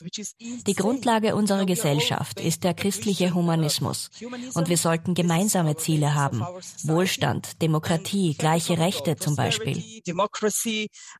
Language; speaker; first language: German; non-native, fluent; Slovenian